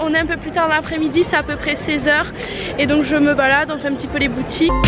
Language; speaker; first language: French; native; French